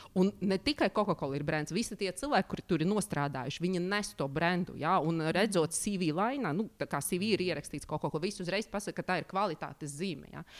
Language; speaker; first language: Latvian; non-native, local second language; Russian